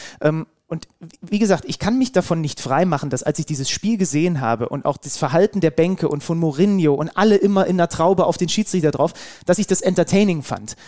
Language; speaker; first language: German; native; German